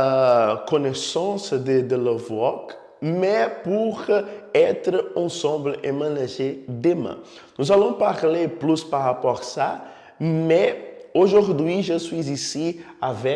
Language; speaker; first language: French; non-native, fluent; Portuguese